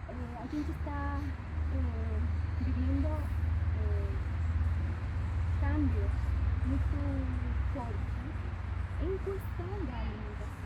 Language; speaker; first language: Portuguese; non-native, fluent; Spanish